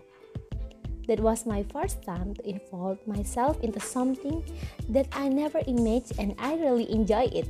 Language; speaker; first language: English; non-native, learner; Indonesian